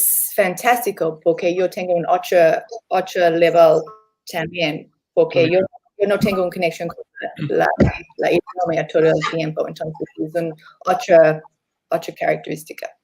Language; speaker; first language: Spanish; non-native, learner; English